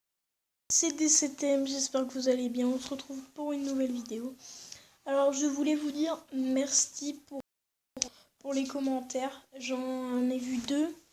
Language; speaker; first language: French; native; French